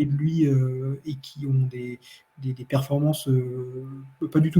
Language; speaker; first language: French; native; French